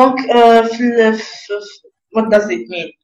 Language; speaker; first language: English; non-native, local second language; Arabic